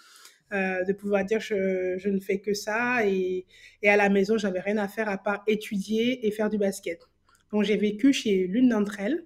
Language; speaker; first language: French; native; French